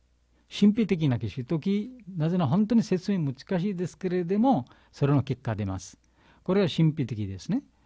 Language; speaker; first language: Japanese; non-native, learner; Bangla